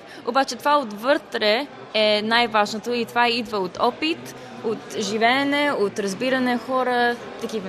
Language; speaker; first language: Bulgarian; early bilingual, heritage; Bulgarian